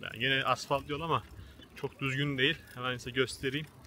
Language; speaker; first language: Turkish; native; Turkish